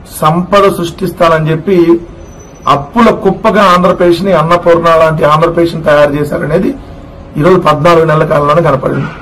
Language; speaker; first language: Telugu; native; Telugu